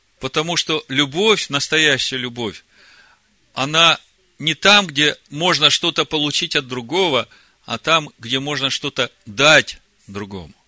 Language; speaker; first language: Russian; native; Russian